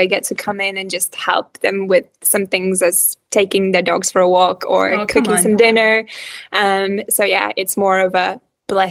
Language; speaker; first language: English; non-native, fluent; Latvian